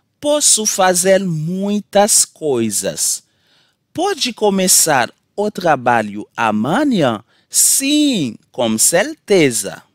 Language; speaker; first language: Portuguese; non-native, learner; Haitian Creole